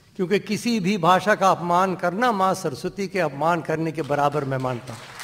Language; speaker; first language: Hindi; non-native, local second language; Dogri